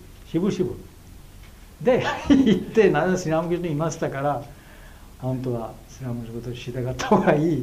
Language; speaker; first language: Japanese; non-native, fluent; Bangla